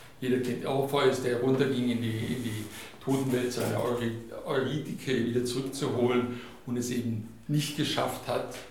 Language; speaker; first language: German; non-native, fluent; Hungarian